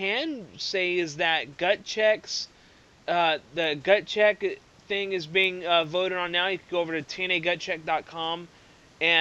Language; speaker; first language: English; native; English